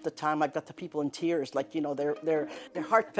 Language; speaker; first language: English; native; English